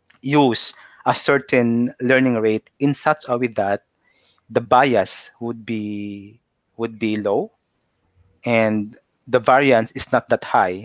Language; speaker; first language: English; non-native, local second language; Cebuano